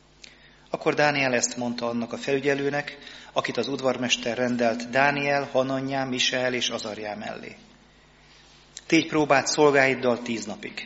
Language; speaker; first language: Hungarian; native; Hungarian